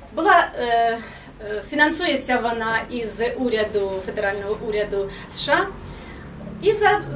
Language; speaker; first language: Ukrainian; non-native, fluent; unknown